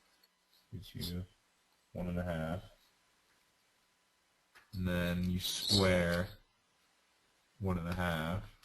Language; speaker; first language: English; native; English